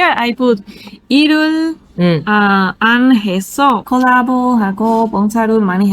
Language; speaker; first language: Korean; non-native, learner; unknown